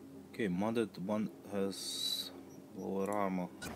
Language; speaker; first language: English; non-native, fluent; Lithuanian